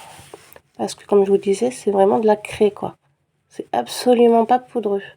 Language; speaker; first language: French; native; French